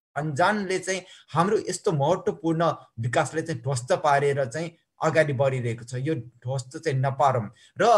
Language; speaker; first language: Nepali; non-native, local second language; Newari